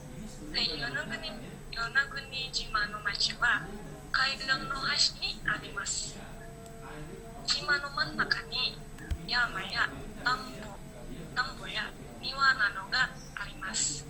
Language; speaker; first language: Japanese; non-native, learner; Indonesian